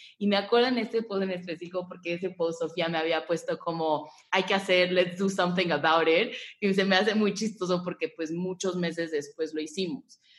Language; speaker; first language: Spanish; native; Spanish